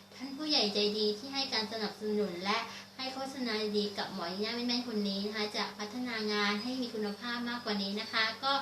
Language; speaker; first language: Thai; native; Thai